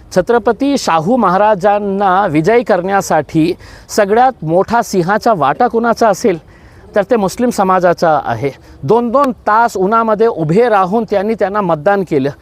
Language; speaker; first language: Marathi; non-native, local second language; Urdu